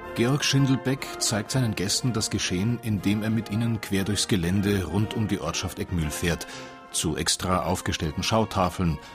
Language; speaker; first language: German; native; German